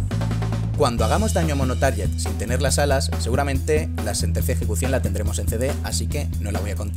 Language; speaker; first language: Spanish; native; Spanish